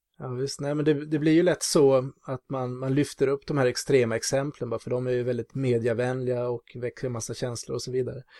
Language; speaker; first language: Swedish; native; Swedish